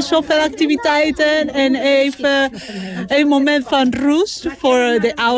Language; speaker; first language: Dutch; non-native, fluent; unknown